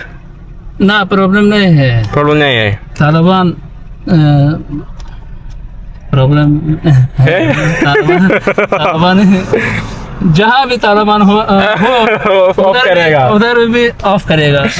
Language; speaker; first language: Hindi; non-native, learner; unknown